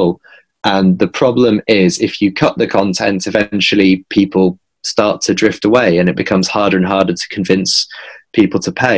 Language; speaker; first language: English; native; English